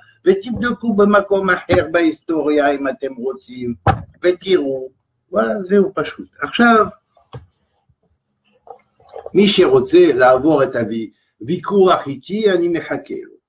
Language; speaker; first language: Hebrew; non-native, fluent; French